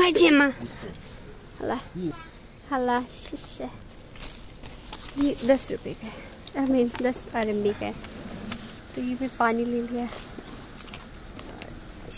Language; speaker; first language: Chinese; non-native, learner; Khowar